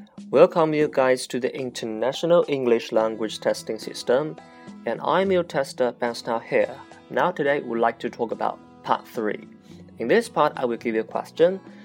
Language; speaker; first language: English; non-native, fluent; Chinese